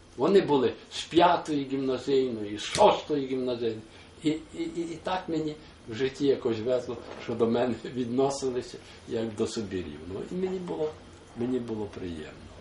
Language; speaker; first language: Ukrainian; native; Ukrainian